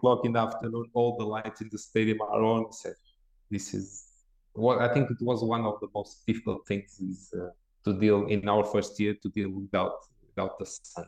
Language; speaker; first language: English; non-native, fluent; Portuguese